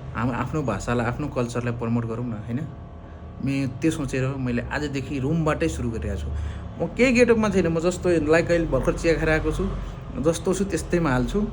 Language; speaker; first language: Nepali; non-native, local second language; Maithili